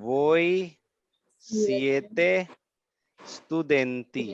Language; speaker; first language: Italian; non-native, fluent; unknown